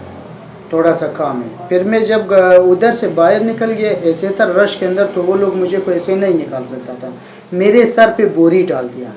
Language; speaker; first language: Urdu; non-native, learner; Persian